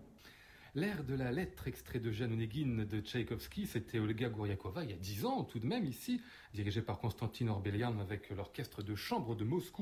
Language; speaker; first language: French; native; French